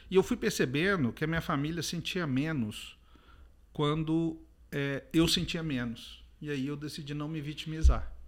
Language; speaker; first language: Portuguese; native; Portuguese